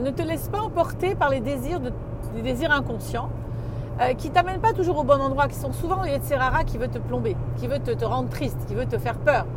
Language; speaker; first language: French; native; French